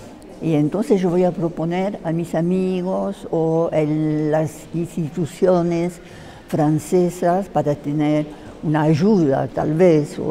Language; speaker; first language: Spanish; non-native, fluent; French